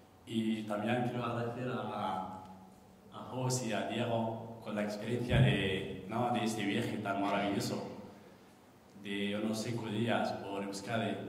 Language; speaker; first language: Spanish; non-native, fluent; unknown